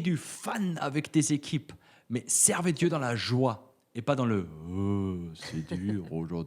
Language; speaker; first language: French; native; French